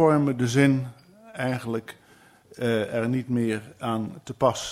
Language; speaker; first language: Dutch; native; Dutch